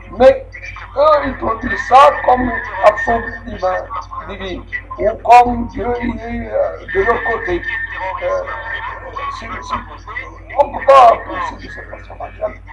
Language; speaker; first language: French; non-native, local second language; Arabic